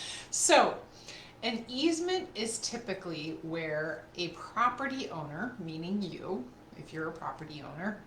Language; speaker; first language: English; native; English